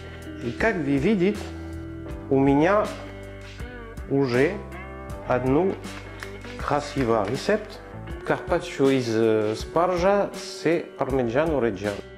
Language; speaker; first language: Russian; non-native, learner; French